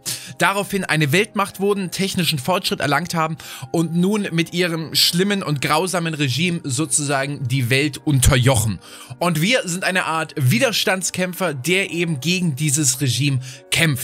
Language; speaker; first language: German; native; German